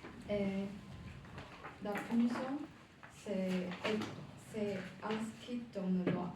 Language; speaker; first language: French; non-native, learner; Chinese